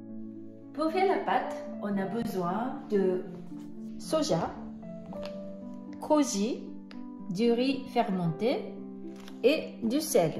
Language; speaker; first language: French; non-native, fluent; Japanese